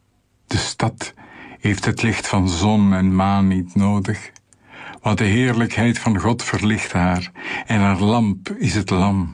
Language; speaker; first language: Dutch; native; Dutch